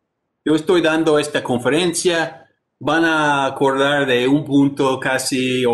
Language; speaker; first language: Spanish; non-native, fluent; English